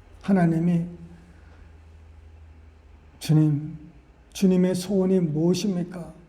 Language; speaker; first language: Korean; native; Korean